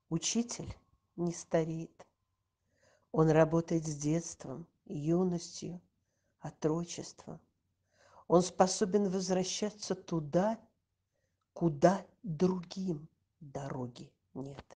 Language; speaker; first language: Russian; native; Russian